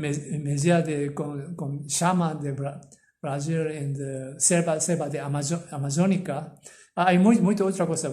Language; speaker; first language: Portuguese; non-native, learner; Korean